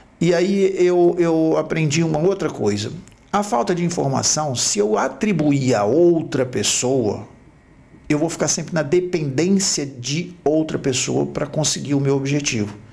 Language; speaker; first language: Portuguese; native; Portuguese